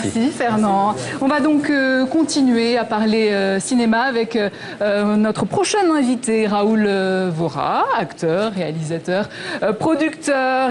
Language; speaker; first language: French; native; French